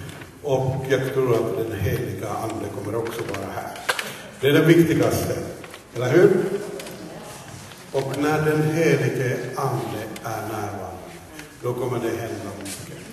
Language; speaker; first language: Swedish; non-native, fluent; Finnish